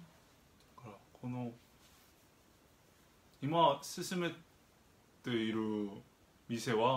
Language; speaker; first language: Japanese; non-native, fluent; Korean